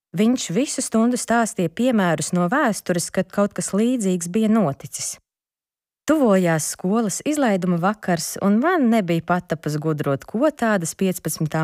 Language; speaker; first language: Latvian; non-native, local second language; Ukrainian